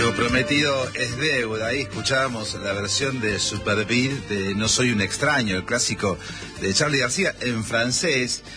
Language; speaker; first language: Spanish; native; Spanish